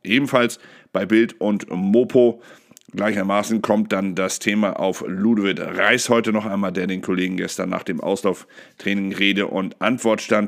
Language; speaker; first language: German; native; German